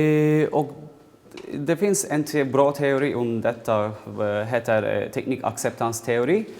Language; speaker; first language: Swedish; non-native, fluent; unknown